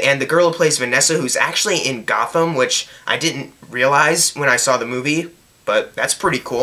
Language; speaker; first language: English; native; English